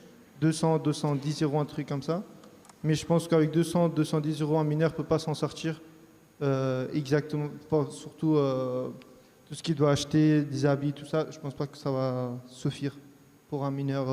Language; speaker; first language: French; early bilingual, other home language; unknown